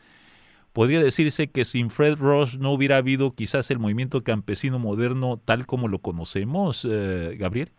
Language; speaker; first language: Spanish; native; Spanish